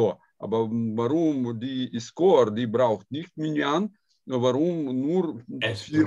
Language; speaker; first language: German; non-native, learner; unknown